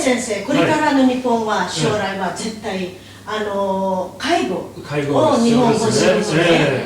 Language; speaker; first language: Japanese; non-native, learner; Filipino